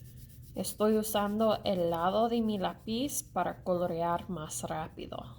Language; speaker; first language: Spanish; non-native, learner; English